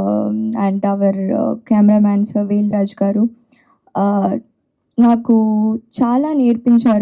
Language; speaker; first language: Telugu; non-native, learner; Tamil